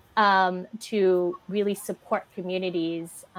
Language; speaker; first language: English; native; English